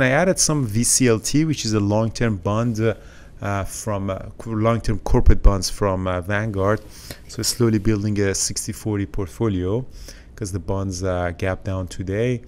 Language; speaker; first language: English; native; English